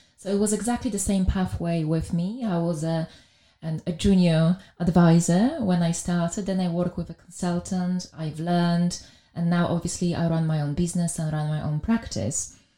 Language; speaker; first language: English; non-native, fluent; Polish